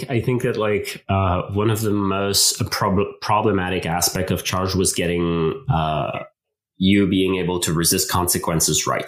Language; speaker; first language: English; non-native, fluent; French